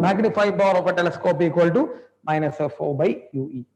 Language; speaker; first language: English; non-native, local second language; Malayalam